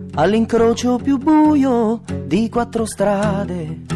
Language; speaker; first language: Italian; native; Italian